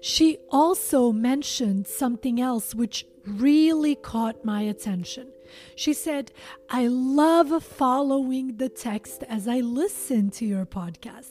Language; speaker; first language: English; non-native, fluent; Albanian